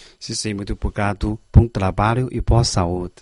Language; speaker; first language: Portuguese; non-native, learner; Chinese